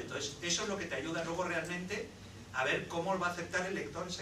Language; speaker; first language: Spanish; native; Spanish